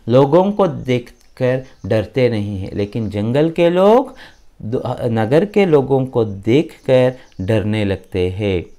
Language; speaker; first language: Hindi; non-native, local second language; Kannada